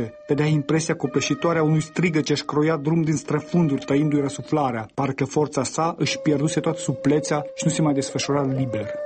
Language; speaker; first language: Romanian; native; Romanian